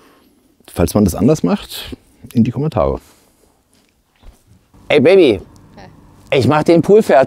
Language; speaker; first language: German; native; German